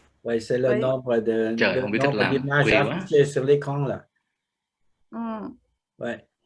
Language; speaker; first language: French; non-native, learner; Vietnamese